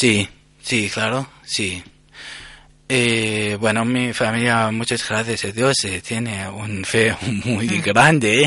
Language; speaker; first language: Spanish; non-native, learner; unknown